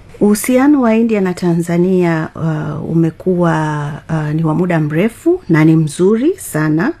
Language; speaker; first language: Swahili; native; Swahili